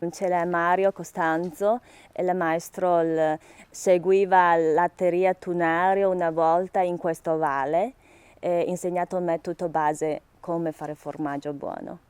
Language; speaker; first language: Italian; non-native, learner; Chinese